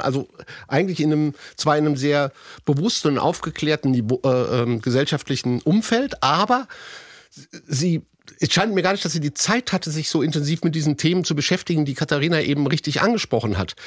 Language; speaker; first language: German; native; German